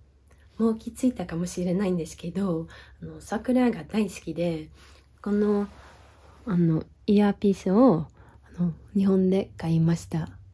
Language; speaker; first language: Japanese; non-native, fluent; Dutch